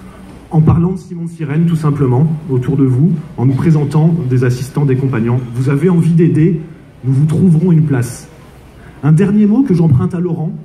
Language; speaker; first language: French; native; French